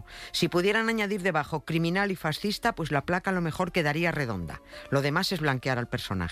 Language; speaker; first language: Spanish; native; Spanish